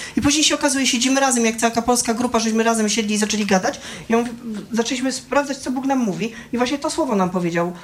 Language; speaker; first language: Polish; native; Polish